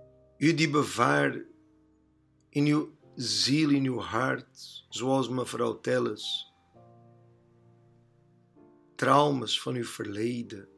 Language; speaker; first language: Dutch; non-native, learner; Portuguese